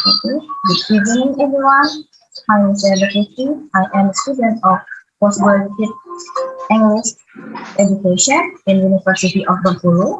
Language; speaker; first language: English; non-native, learner; Indonesian